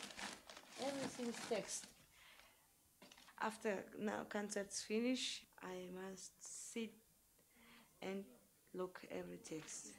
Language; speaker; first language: English; non-native, learner; Uzbek